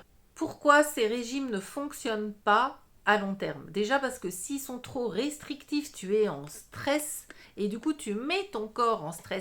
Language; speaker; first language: French; native; French